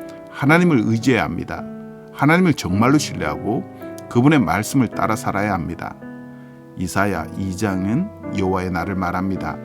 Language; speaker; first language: Korean; native; Korean